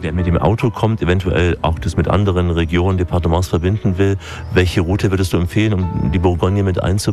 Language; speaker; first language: German; native; German